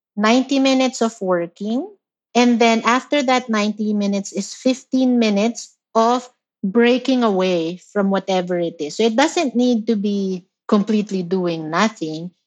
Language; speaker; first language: English; non-native, local second language; Filipino